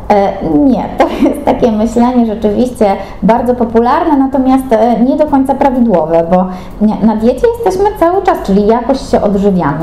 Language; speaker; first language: Polish; native; Polish